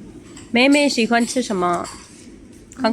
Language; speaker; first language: Chinese; non-native, learner; Urdu